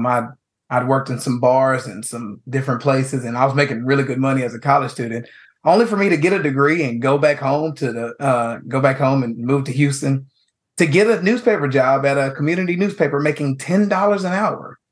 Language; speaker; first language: English; native; English